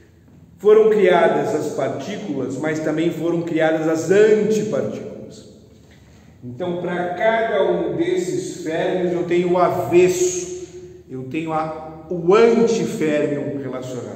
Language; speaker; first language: Portuguese; native; Portuguese